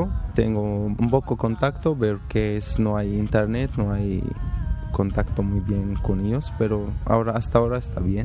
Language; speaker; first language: Spanish; non-native, learner; Arabic